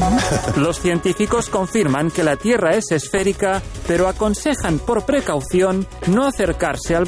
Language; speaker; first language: Spanish; native; Spanish